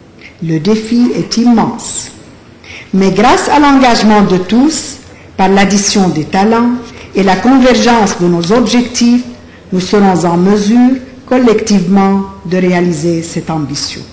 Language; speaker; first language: French; non-native, local second language; Arabic